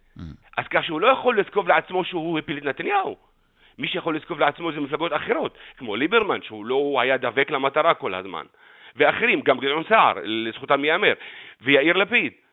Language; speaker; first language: Hebrew; non-native, local second language; Arabic